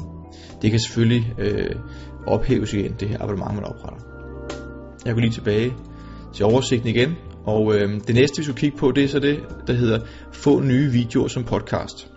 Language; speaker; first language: Danish; native; Danish